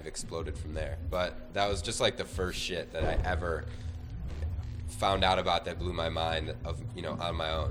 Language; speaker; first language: English; native; English